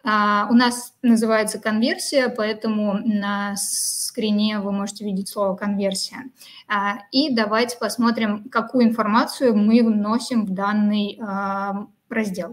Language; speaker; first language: Russian; native; Russian